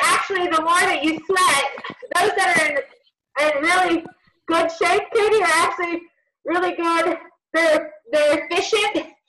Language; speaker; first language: English; native; English